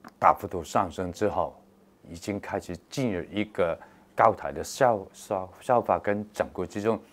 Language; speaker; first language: Chinese; non-native, local second language; Cantonese